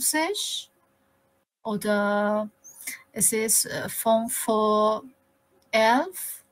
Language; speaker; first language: German; non-native, learner; Persian